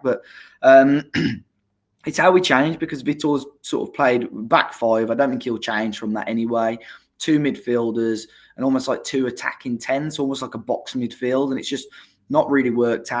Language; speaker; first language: English; native; English